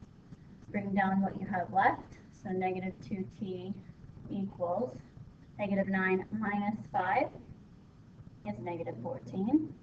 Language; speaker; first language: English; native; English